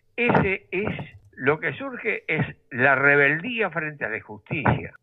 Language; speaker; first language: Spanish; native; Spanish